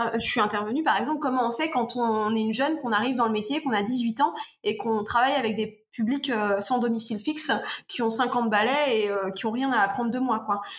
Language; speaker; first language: French; native; French